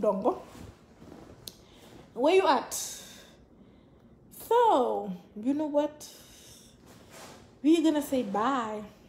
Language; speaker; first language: English; non-native, learner; Wolof